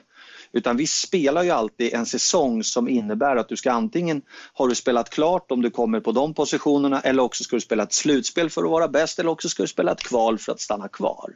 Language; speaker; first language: Swedish; native; Swedish